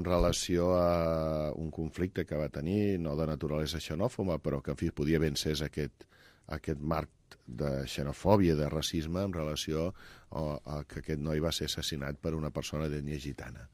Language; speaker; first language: Catalan; native; Catalan